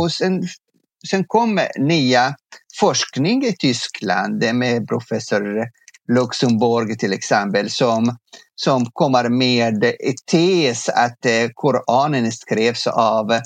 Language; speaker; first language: Swedish; non-native, fluent; Arabic